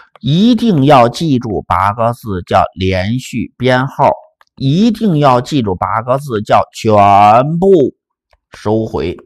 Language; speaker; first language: Chinese; native; Chinese